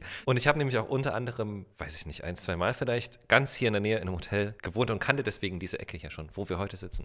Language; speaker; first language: German; native; German